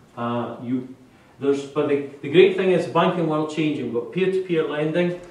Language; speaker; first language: English; native; English